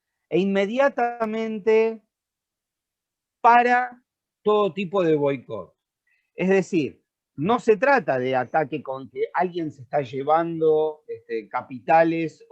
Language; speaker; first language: Spanish; native; Spanish